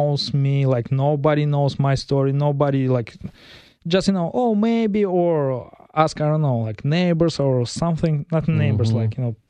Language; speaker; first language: English; non-native, learner; Kazakh